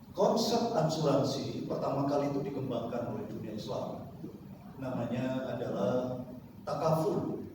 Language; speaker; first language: Indonesian; native; Indonesian